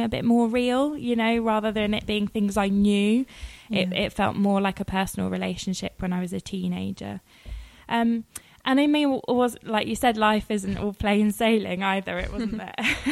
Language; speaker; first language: English; native; English